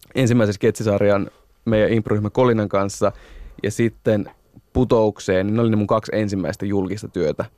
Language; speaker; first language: Finnish; native; Finnish